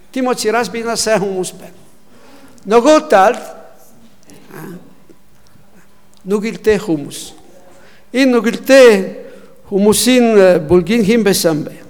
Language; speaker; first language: Mongolian; non-native, learner; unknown